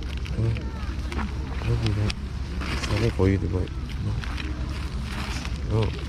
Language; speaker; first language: English; non-native, local second language; Chinese